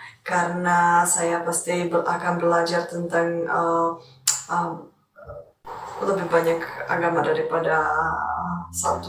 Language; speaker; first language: Indonesian; non-native, fluent; Czech